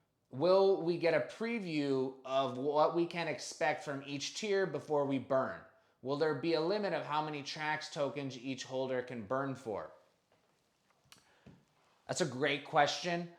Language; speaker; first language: English; native; English